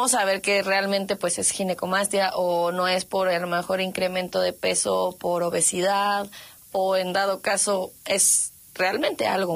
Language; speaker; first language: Spanish; native; Spanish